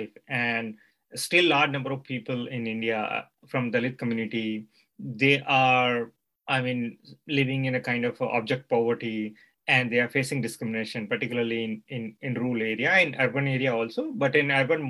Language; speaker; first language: English; non-native, local second language; Gujarati